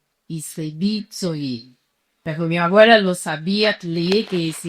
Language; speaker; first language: Spanish; non-native, fluent; Portuguese